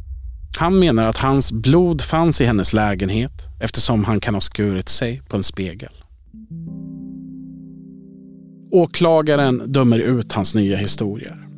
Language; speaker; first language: Swedish; native; Swedish